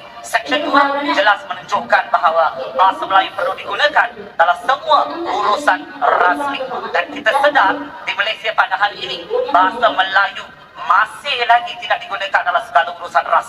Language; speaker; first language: Malay; native; Malay